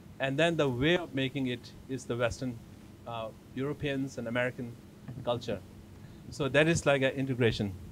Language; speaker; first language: English; non-native, fluent; Tibetan